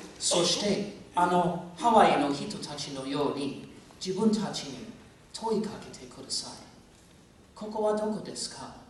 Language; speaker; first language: Japanese; non-native, fluent; English